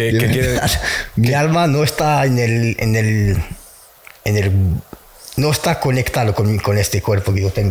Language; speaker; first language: Spanish; non-native, learner; French